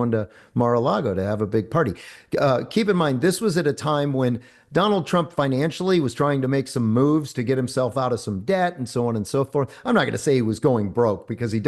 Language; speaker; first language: English; native; English